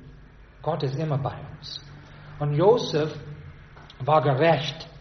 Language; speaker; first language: German; non-native, fluent; English